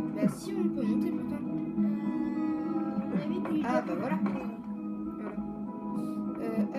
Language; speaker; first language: French; native; French